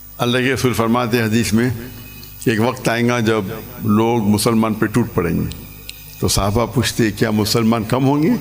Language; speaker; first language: Urdu; non-native, local second language; English